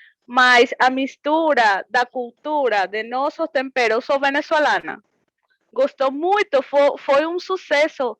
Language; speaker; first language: Portuguese; non-native, fluent; Spanish